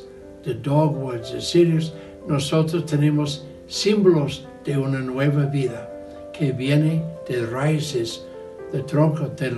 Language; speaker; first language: Spanish; non-native, learner; English